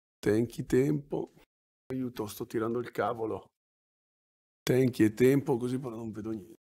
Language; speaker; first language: Italian; native; Italian